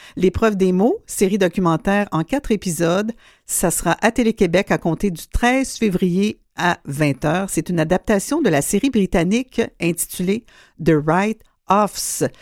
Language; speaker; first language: French; native; French